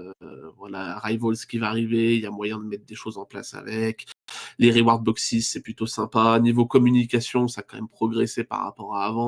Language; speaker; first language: French; native; French